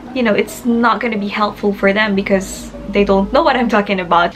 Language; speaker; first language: English; non-native, local second language; Filipino